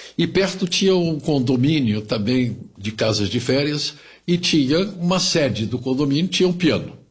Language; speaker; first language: Portuguese; early bilingual, other home language; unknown